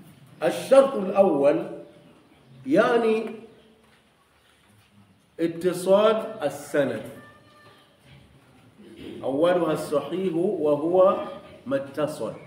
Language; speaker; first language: Arabic; non-native, fluent; Swahili